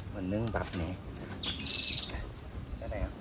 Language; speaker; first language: Vietnamese; non-native, learner; Korean